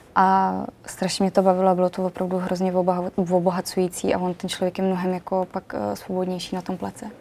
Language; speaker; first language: Czech; early bilingual, other home language; Macedonian